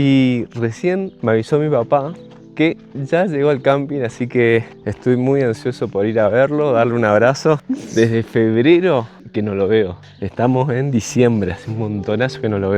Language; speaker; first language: Spanish; native; Spanish